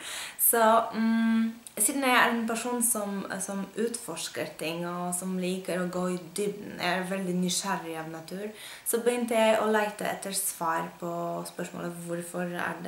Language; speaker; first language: Norwegian; non-native, fluent; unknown